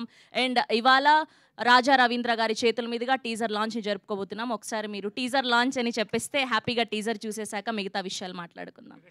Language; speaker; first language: Telugu; native; Telugu